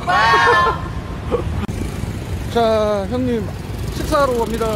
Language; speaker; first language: Korean; native; Korean